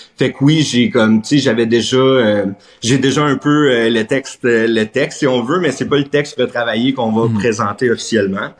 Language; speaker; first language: French; native; French